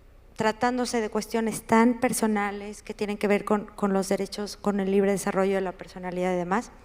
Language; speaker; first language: Spanish; native; Spanish